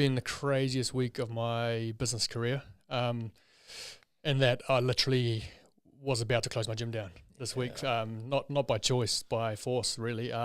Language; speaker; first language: English; native; English